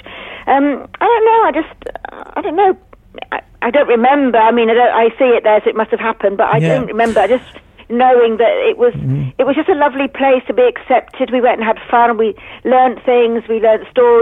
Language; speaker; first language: English; native; English